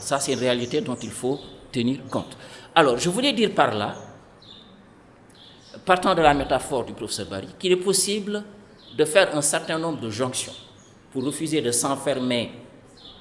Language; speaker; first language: French; non-native, local second language; Fula